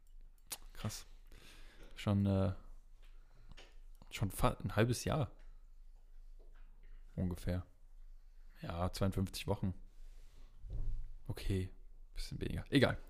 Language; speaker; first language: German; native; German